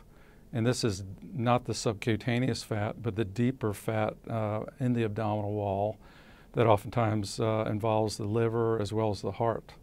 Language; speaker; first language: English; native; English